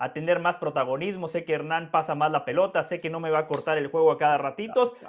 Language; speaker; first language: Spanish; native; Spanish